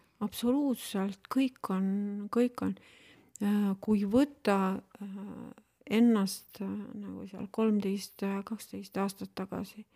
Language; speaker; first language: Estonian; non-native, local second language; Russian